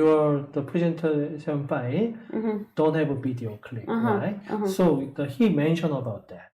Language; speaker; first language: English; non-native, learner; Korean